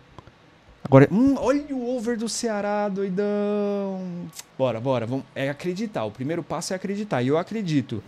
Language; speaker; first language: Portuguese; native; Portuguese